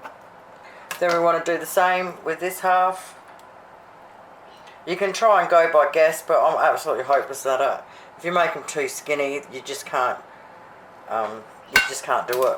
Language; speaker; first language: English; native; English